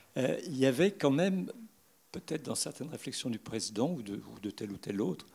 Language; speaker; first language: French; native; French